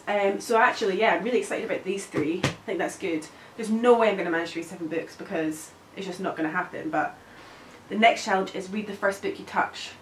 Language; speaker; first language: English; native; English